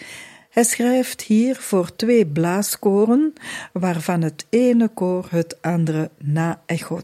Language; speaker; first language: Dutch; native; Dutch